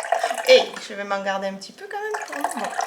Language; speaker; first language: French; native; French